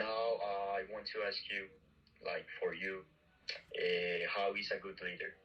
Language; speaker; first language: English; non-native, fluent; Spanish